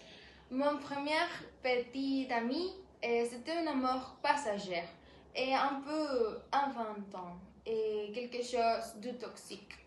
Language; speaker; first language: French; non-native, learner; Spanish